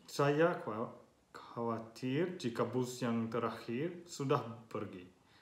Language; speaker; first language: Indonesian; non-native, learner; Finnish